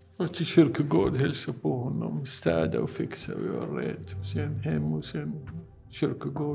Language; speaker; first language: Swedish; non-native, learner; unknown